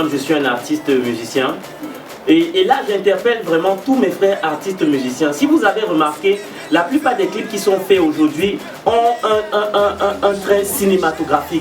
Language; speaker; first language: French; native; French